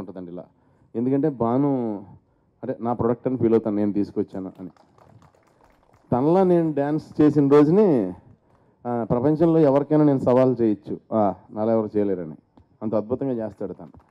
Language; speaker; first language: Telugu; native; Telugu